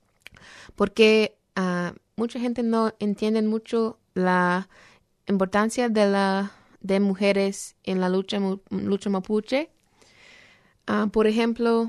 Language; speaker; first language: Spanish; non-native, fluent; English